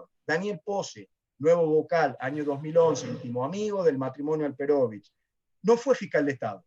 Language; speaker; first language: Spanish; native; Spanish